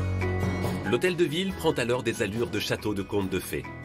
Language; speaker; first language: French; native; French